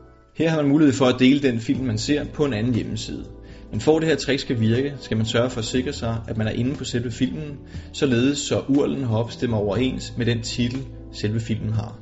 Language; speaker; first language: Danish; native; Danish